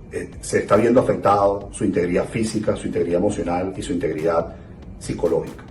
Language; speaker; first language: Spanish; native; Spanish